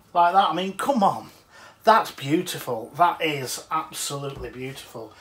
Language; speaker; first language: English; native; English